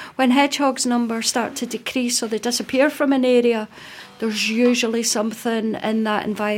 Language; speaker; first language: English; native; English